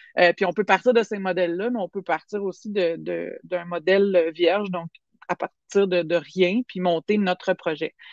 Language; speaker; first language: French; native; French